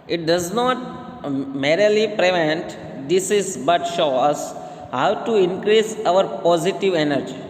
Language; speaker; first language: English; non-native, local second language; Gujarati